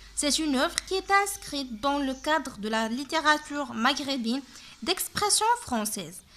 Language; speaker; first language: French; non-native, local second language; Arabic